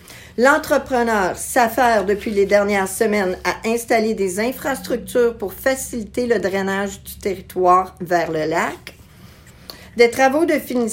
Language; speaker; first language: French; native; French